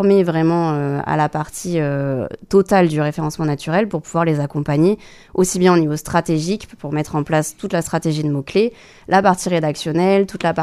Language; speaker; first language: French; native; French